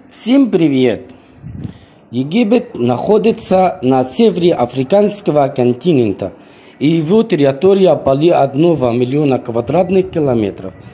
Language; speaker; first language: Russian; non-native, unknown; Arabic